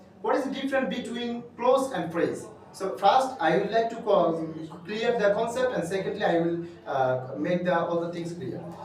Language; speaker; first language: English; non-native, learner; Bangla